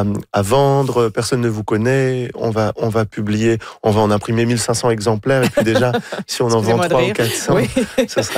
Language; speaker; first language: French; native; French